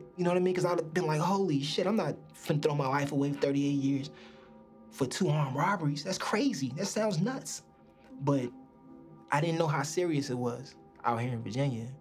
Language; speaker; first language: English; native; English